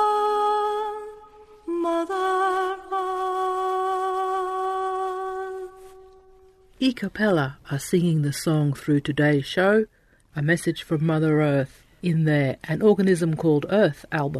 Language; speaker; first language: English; native; English